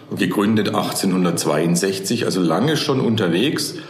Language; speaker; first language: German; native; German